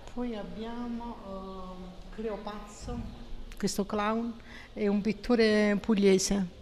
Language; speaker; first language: Italian; native; Italian